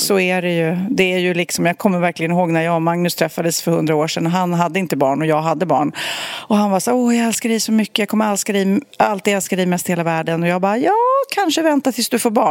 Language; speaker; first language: Swedish; native; Swedish